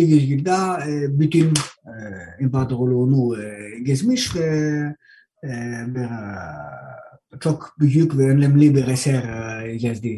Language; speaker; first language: Turkish; non-native, learner; Greek